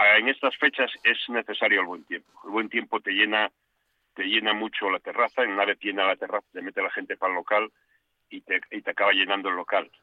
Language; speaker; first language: Spanish; native; Spanish